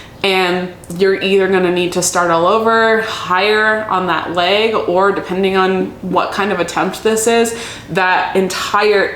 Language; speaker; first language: English; native; English